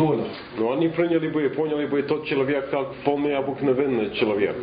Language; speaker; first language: Russian; non-native, fluent; English